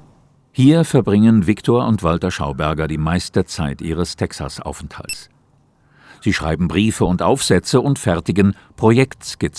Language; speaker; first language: German; native; German